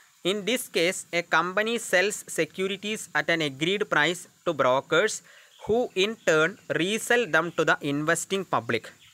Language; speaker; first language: English; non-native, local second language; Malayalam